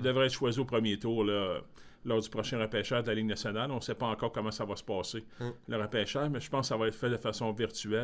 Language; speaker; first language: French; native; French